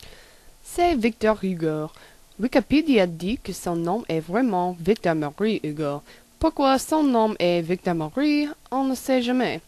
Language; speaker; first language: French; non-native, learner; English